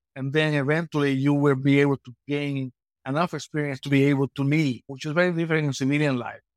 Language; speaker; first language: English; non-native, fluent; Spanish